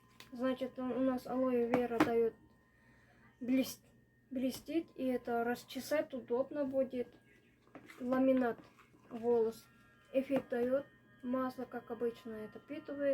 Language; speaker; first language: Russian; non-native, local second language; Uzbek